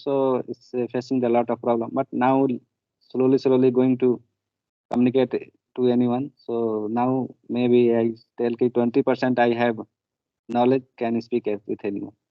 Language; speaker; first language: English; non-native, learner; Hindi